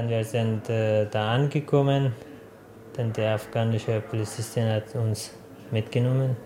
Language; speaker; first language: German; non-native, learner; Persian